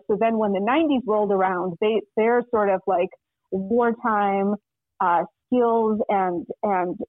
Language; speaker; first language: English; non-native, fluent; Russian